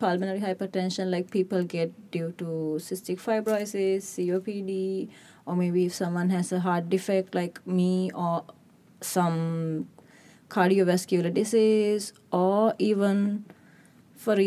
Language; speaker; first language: English; non-native, local second language; Sinhala